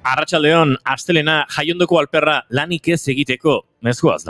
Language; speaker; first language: Basque; native; Basque